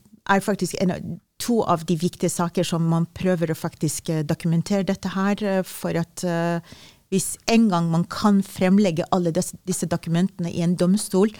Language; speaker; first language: Norwegian; non-native, fluent; Persian